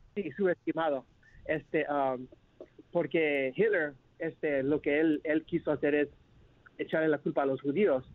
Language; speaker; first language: Spanish; early bilingual, heritage; Spanish